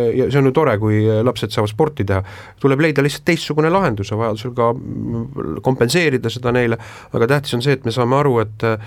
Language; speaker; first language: Estonian; native; Estonian